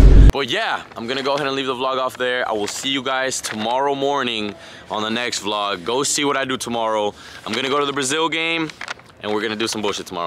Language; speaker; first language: English; early bilingual, other home language; Spanish